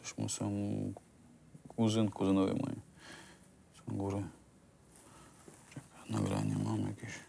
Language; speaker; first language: Polish; non-native, fluent; Chechen